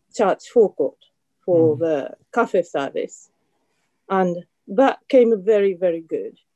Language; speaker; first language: English; non-native, fluent; Japanese